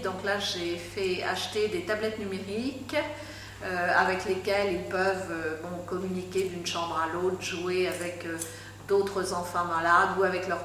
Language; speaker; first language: French; native; French